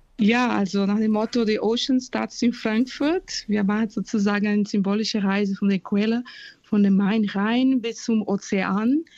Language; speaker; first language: German; non-native, fluent; Portuguese